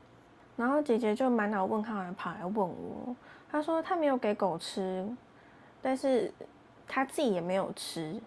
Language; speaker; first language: Chinese; native; Chinese